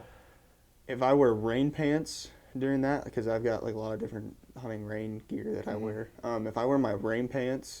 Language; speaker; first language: English; native; English